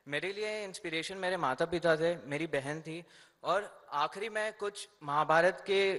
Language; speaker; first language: Hindi; native; Hindi